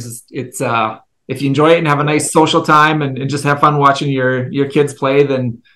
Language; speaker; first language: English; native; English